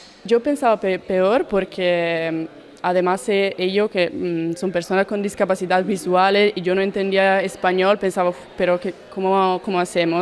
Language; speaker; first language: Spanish; non-native, learner; Italian